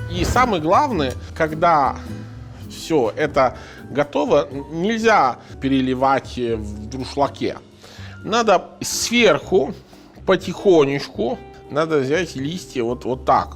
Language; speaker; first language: Russian; non-native, fluent; Italian